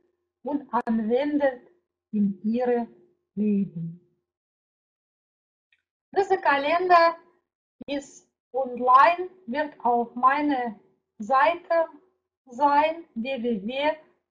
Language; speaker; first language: German; non-native, fluent; Russian